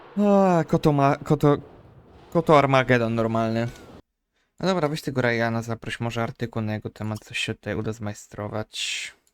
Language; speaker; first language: Polish; native; Polish